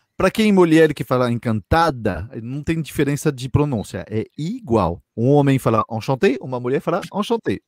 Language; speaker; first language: Portuguese; non-native, fluent; French